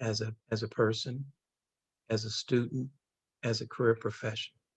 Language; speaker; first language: English; native; English